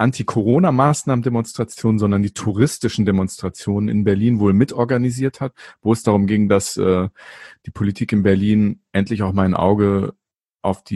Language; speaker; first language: German; native; German